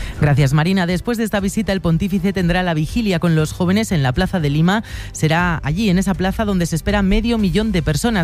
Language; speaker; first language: Spanish; native; Spanish